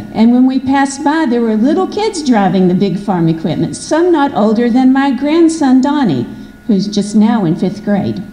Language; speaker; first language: English; native; English